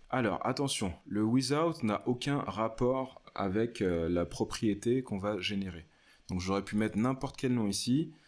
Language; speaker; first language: French; native; French